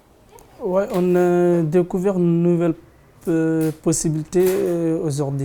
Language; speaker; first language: French; non-native, learner; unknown